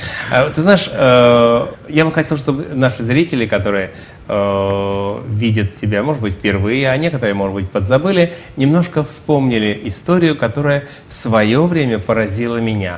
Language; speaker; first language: Russian; native; Russian